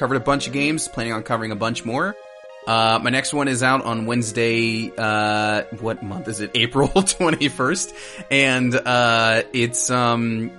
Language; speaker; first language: English; native; English